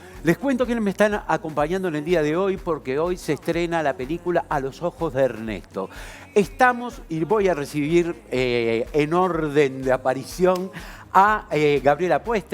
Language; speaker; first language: Spanish; native; Spanish